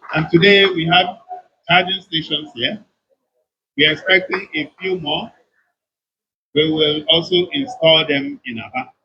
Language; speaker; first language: English; non-native, local second language; Igbo